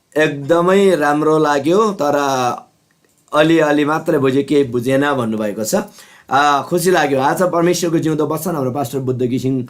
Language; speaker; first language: Nepali; non-native, local second language; Eastern Tamang